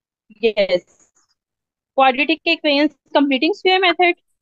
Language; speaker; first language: English; non-native, local second language; Urdu